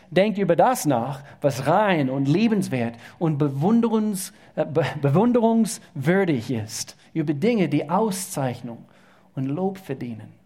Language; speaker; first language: German; non-native, fluent; English